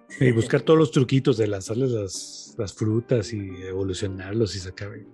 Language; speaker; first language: Spanish; native; Spanish